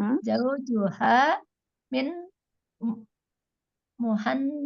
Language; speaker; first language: Arabic; non-native, learner; Indonesian